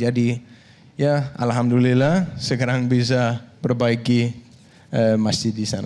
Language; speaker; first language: Indonesian; non-native, fluent; Danish